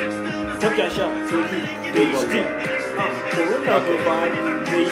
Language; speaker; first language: Turkish; non-native, learner; English